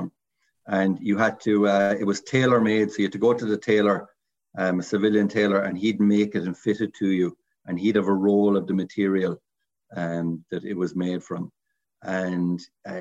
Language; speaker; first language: English; native; English